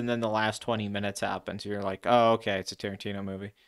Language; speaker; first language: English; native; English